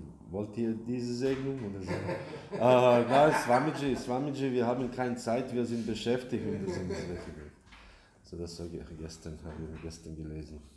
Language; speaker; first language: German; non-native, learner; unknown